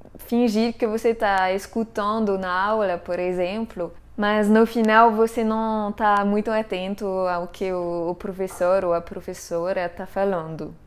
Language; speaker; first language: Portuguese; non-native, fluent; French